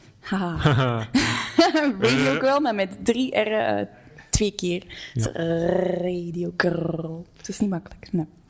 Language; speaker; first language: Dutch; native; Dutch